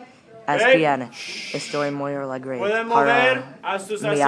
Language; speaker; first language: Spanish; non-native, learner; English